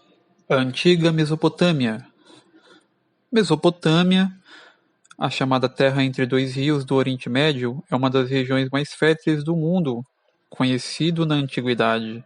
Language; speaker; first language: Portuguese; native; Portuguese